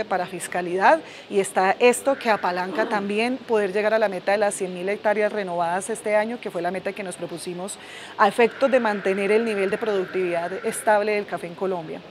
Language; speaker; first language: Spanish; native; Spanish